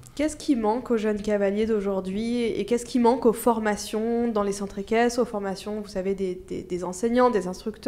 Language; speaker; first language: French; native; French